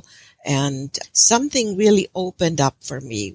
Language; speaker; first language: English; non-native, fluent; German